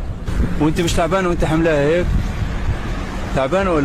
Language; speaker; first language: Arabic; native; Arabic